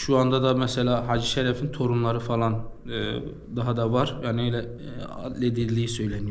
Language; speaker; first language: Turkish; native; Turkish